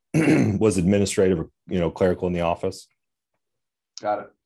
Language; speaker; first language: English; native; English